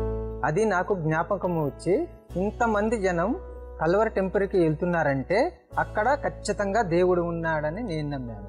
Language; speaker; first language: Telugu; native; Telugu